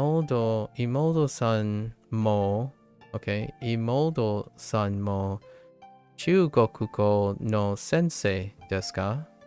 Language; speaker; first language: Japanese; non-native, learner; English